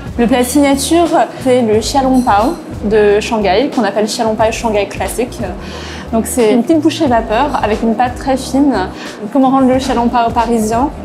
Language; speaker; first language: French; native; French